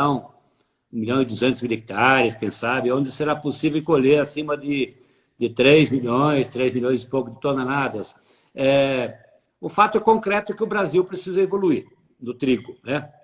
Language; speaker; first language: Portuguese; native; Portuguese